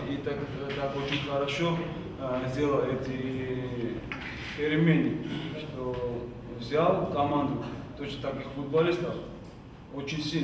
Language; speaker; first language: Russian; non-native, fluent; Georgian